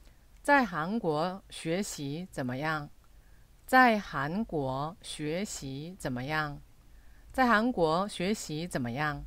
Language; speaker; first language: Chinese; non-native, fluent; Korean